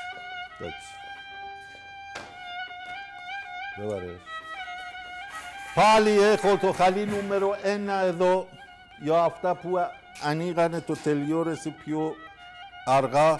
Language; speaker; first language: Greek; non-native, fluent; Persian